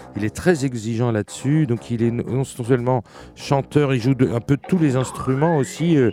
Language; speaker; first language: French; native; French